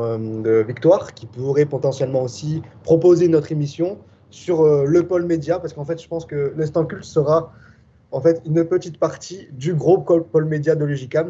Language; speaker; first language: French; native; French